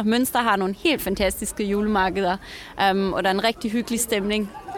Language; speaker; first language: Danish; non-native, fluent; German